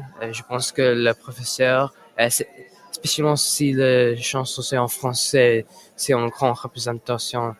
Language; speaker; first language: French; non-native, learner; English